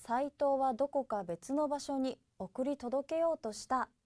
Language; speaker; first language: Japanese; native; Japanese